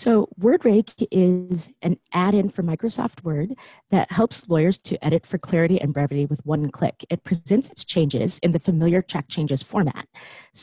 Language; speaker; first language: English; native; English